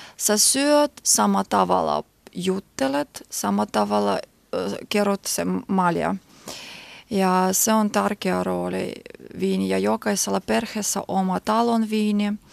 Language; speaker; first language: Finnish; non-native, learner; Georgian